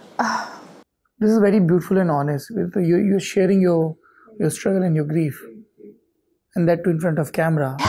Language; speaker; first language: Hindi; native; Hindi